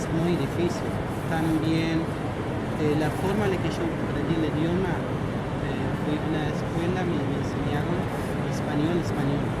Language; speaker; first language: Spanish; non-native, learner; Arabic